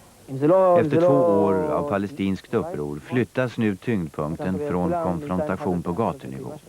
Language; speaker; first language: Swedish; native; Swedish